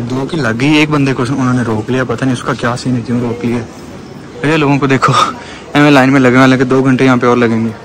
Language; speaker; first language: Urdu; native; Urdu